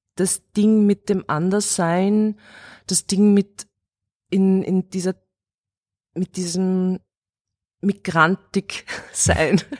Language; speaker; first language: German; early bilingual, other home language; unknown